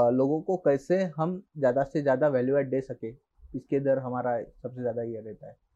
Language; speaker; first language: Hindi; non-native, local second language; Marathi